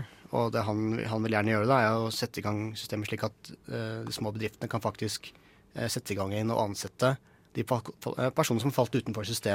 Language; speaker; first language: Norwegian; native; Norwegian